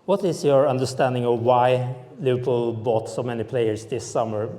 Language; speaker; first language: English; non-native, fluent; Norwegian